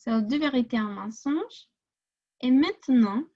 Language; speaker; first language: French; non-native, fluent; English